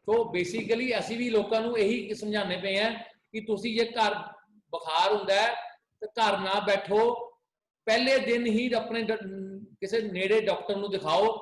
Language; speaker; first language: Hindi; non-native, local second language; Punjabi